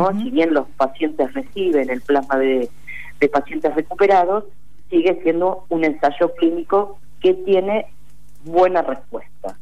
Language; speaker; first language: Spanish; native; Spanish